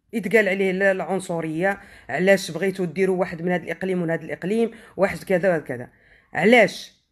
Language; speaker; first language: Arabic; native; Arabic